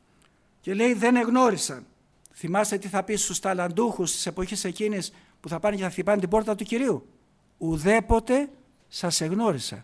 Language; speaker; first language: Greek; native; Greek